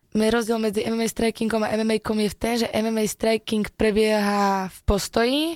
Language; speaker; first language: Slovak; native; Slovak